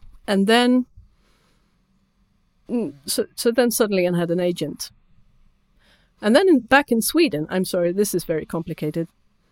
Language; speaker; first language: English; non-native, fluent; Swedish